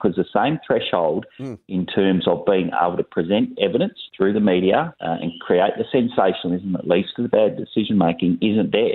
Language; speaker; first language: English; native; English